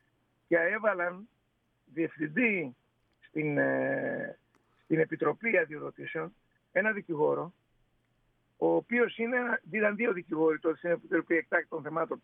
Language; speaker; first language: Greek; native; Greek